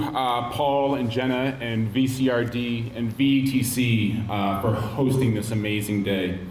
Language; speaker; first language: English; native; English